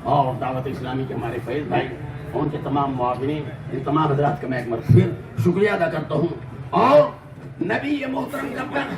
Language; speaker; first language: Urdu; native; Urdu